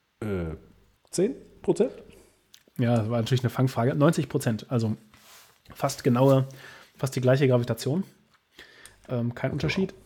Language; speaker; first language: German; native; German